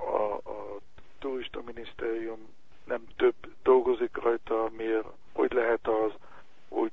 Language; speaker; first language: Hungarian; non-native, learner; Hebrew